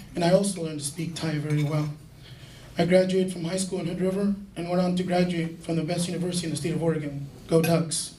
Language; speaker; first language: English; early bilingual, other home language; Spanish